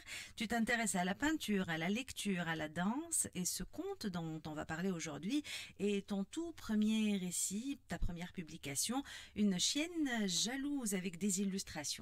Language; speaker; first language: French; non-native, local second language; Arabic